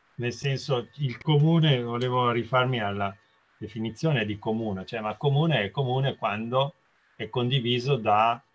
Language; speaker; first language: Italian; native; Italian